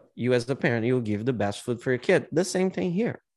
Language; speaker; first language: English; non-native, fluent; Portuguese